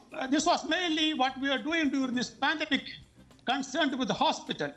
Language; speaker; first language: English; non-native, local second language; Malayalam